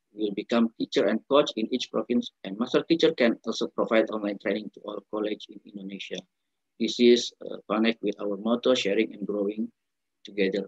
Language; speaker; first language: English; non-native, learner; Indonesian